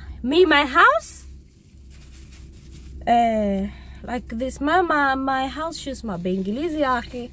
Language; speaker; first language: English; non-native, learner; Arabic